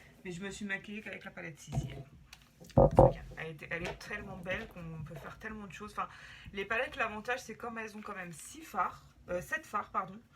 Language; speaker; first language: French; native; French